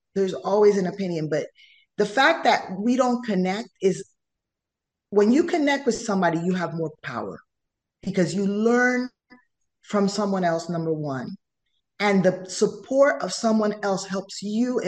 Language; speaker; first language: English; non-native, fluent; Spanish